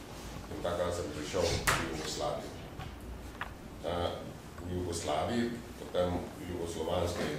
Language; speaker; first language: Slovenian; non-native, fluent; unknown